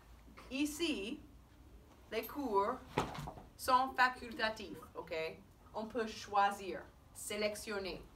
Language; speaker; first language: French; non-native, fluent; English